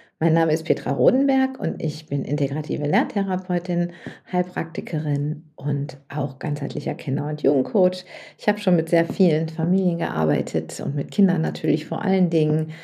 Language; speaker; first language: German; native; German